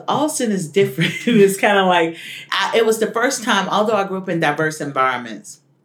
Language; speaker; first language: English; native; English